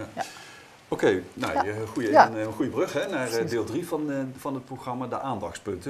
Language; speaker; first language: Dutch; native; Dutch